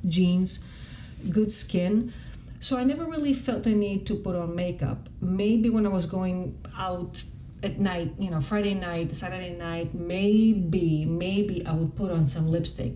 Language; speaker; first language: English; non-native, fluent; Greek